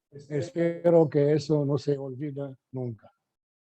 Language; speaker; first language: Spanish; non-native, fluent; Arabic